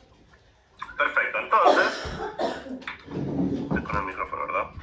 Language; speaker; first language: Spanish; native; Spanish